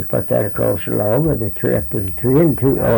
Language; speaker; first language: English; native; English